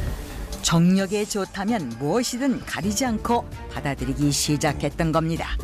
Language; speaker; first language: Korean; native; Korean